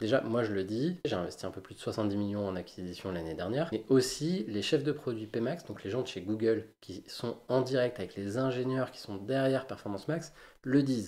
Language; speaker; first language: French; native; French